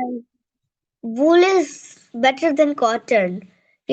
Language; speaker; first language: English; non-native, learner; Hindi